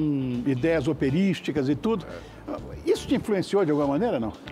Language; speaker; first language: Portuguese; native; Portuguese